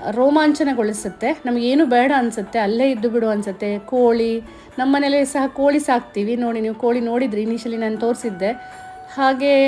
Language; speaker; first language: Kannada; native; Kannada